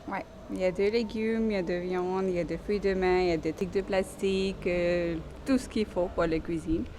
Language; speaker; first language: French; non-native, fluent; Hindi